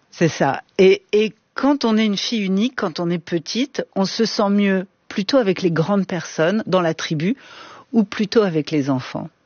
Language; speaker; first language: French; native; French